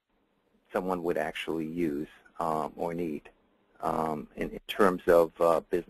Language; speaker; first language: English; native; English